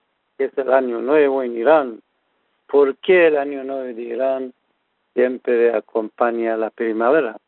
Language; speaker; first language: Spanish; non-native, fluent; Persian